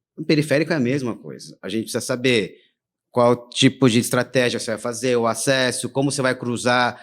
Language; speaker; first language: Portuguese; early bilingual, other home language; Korean